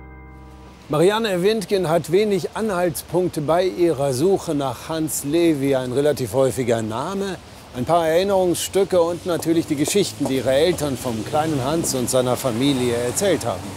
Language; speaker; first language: German; native; German